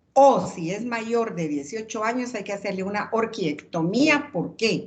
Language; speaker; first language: Spanish; native; Spanish